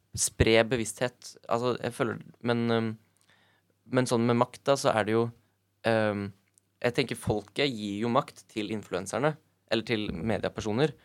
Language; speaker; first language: Norwegian; native; Norwegian